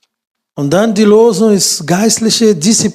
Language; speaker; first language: German; non-native, fluent; Portuguese